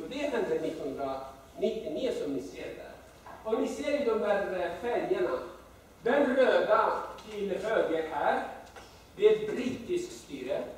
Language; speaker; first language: Swedish; non-native, fluent; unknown